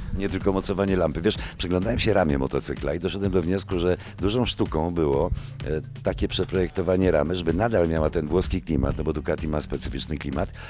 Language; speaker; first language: Polish; native; Polish